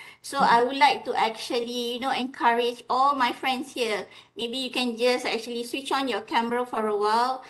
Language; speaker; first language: English; non-native, local second language; Malay